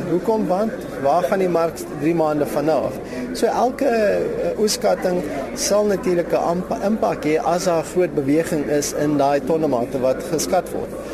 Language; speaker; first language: Afrikaans; non-native, local second language; English